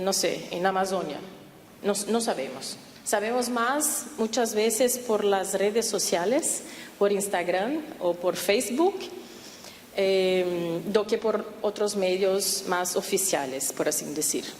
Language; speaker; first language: Spanish; non-native, fluent; Portuguese